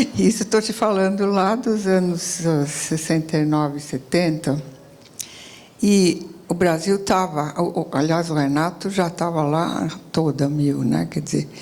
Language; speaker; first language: Portuguese; early bilingual, other home language; Italian